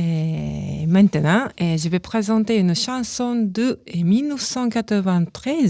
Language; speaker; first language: French; non-native, fluent; Japanese